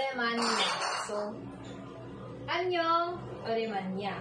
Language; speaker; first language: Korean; non-native, learner; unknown